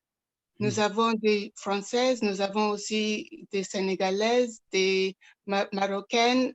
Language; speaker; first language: French; non-native, local second language; Yoruba